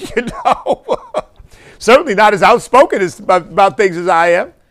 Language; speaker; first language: English; native; English